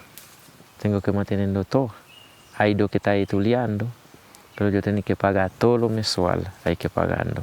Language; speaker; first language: Spanish; non-native, learner; Haitian Creole